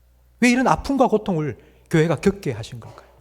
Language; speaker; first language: Korean; native; Korean